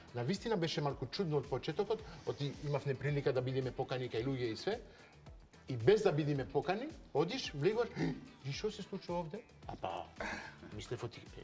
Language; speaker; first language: Macedonian; non-native, fluent; Dutch